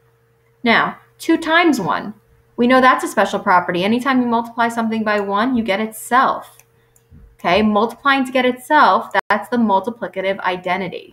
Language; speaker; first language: English; native; English